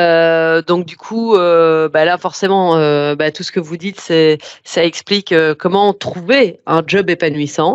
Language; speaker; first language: French; native; French